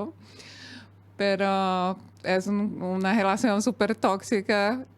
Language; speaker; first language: Spanish; non-native, fluent; Portuguese